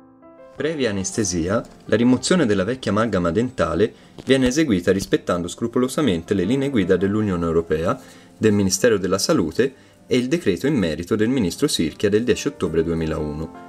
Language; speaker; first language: Italian; native; Italian